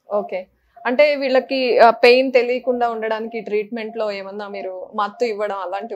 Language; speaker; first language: Telugu; native; Telugu